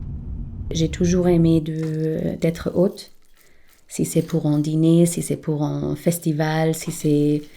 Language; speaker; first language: French; non-native, fluent; German